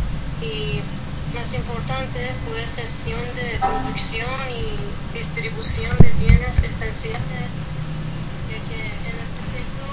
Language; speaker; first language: Spanish; non-native, learner; Persian